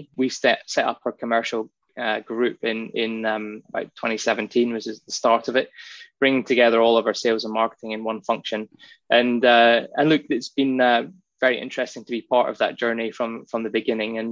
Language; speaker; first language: English; native; English